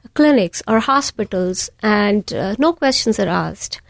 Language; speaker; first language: English; non-native, local second language; Hindi